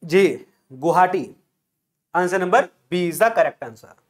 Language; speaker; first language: Hindi; non-native, local second language; Punjabi